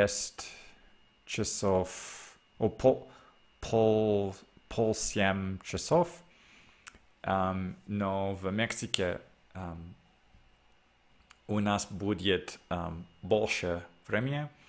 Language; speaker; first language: Russian; non-native, learner; Spanish